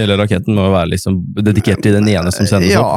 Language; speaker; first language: Norwegian; native; Norwegian